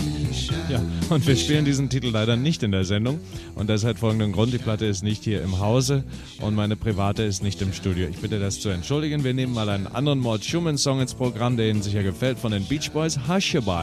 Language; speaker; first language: German; native; German